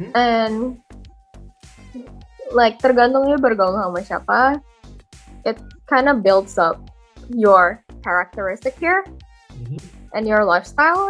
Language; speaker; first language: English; non-native, fluent; Indonesian